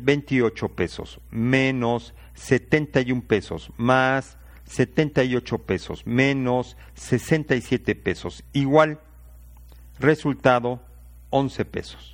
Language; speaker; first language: Spanish; native; Spanish